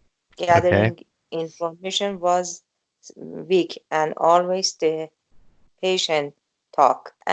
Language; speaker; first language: English; non-native, learner; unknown